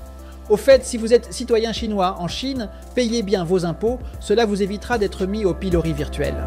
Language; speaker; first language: French; native; French